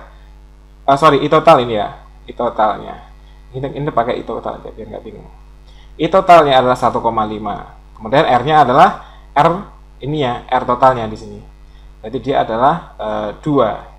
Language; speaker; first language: Indonesian; native; Indonesian